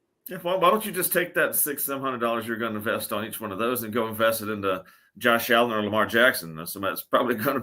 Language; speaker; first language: English; native; English